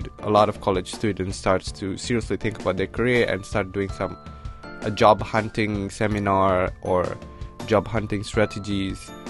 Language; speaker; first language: English; non-native, fluent; Indonesian